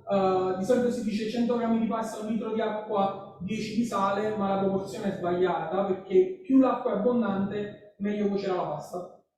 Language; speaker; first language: Italian; native; Italian